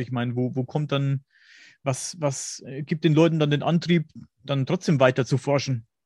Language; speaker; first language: German; native; German